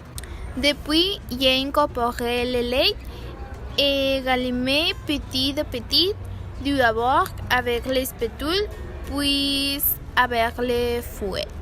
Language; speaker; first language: French; non-native, learner; Spanish